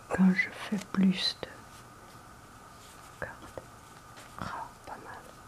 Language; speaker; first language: French; non-native, learner; Chinese